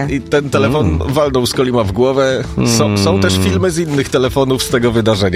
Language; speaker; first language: Polish; native; Polish